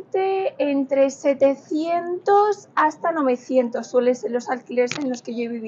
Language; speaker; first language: Spanish; early bilingual, other home language; Romanian